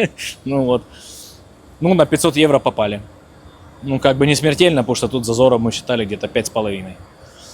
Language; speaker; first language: Russian; native; Russian